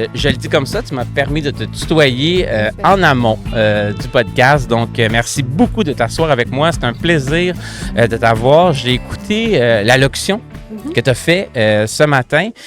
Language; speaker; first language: French; native; French